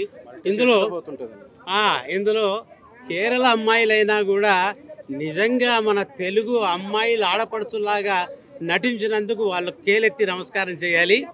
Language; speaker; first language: Telugu; native; Telugu